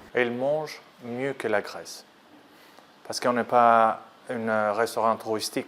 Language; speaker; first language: French; non-native, learner; Greek